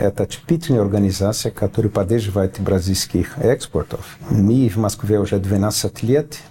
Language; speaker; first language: Russian; non-native, fluent; Portuguese